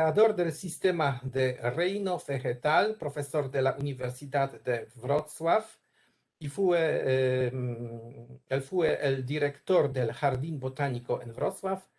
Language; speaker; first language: Spanish; non-native, learner; Polish